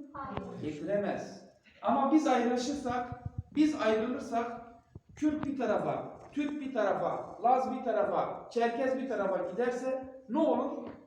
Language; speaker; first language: Turkish; non-native, local second language; Kurdish